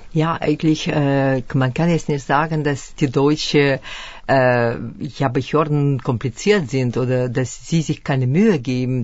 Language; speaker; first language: German; early bilingual, other home language; Russian